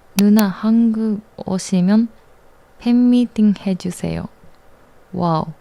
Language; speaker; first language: Korean; non-native, learner; Japanese